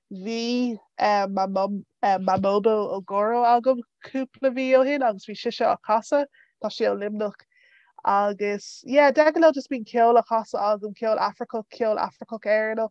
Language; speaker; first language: Irish; non-native, local second language; English